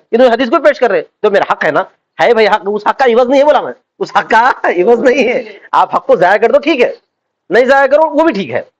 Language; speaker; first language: Urdu; native; Urdu